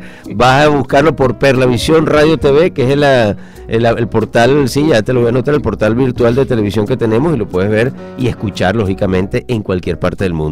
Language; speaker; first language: Spanish; native; Spanish